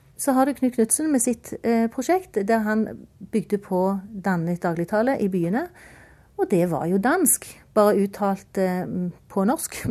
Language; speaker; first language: Norwegian; native; Norwegian